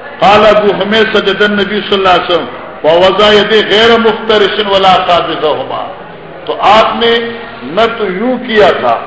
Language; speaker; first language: Urdu; non-native, local second language; Northern Hindko